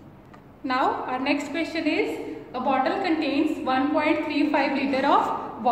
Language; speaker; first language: English; non-native, local second language; Hindi